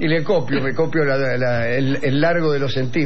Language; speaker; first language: Spanish; native; Spanish